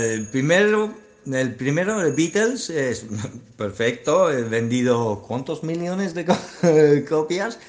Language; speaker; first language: Spanish; non-native, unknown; English